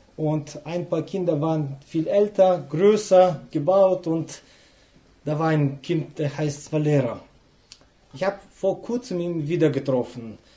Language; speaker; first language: German; non-native, fluent; Russian